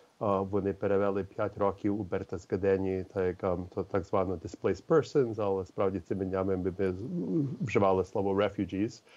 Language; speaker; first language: Ukrainian; early bilingual, heritage; Ukrainian